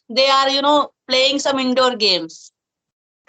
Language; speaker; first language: English; non-native, fluent; Hindi